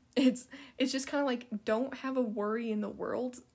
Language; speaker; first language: English; native; English